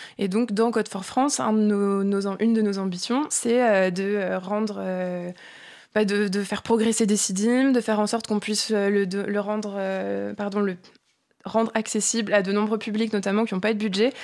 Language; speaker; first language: French; native; French